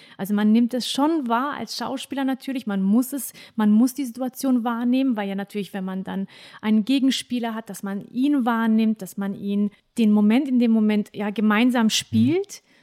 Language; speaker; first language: German; early bilingual, other home language; Turkish